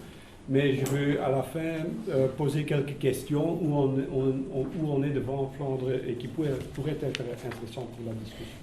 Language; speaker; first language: French; non-native, local second language; Dutch